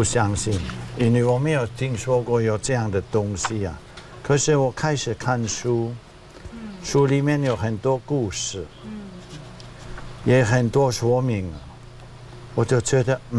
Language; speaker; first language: Chinese; non-native, fluent; German